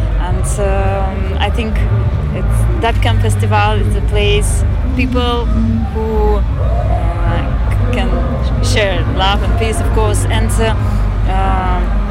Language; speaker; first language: English; non-native, fluent; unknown